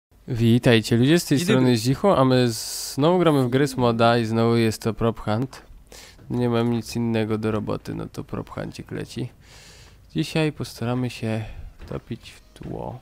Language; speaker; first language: Polish; native; Polish